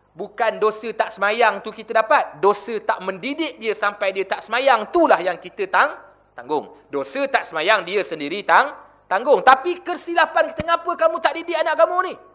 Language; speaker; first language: Malay; native; Malay